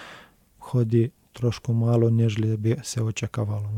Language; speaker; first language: Czech; non-native, learner; Romanian